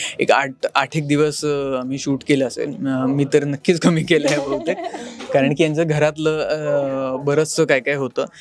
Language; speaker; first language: Marathi; native; Marathi